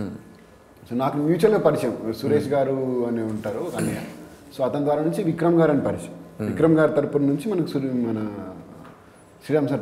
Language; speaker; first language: Telugu; native; Telugu